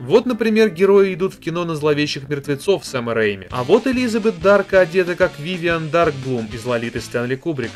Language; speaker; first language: Russian; native; Russian